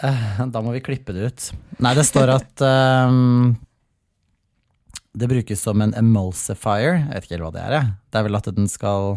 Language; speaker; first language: Norwegian; native; Norwegian